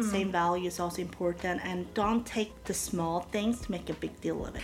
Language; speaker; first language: English; early bilingual, other home language; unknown